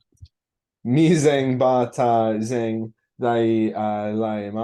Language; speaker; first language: Chinese; non-native, learner; English